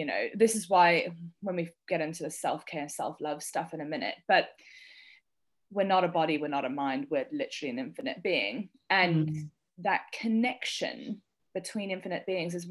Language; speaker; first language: English; native; English